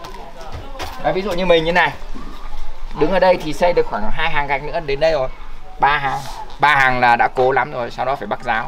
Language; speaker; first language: Vietnamese; native; Vietnamese